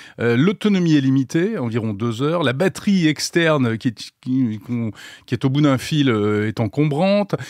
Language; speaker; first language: French; native; French